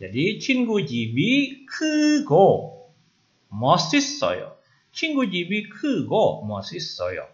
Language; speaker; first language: Korean; non-native, fluent; Indonesian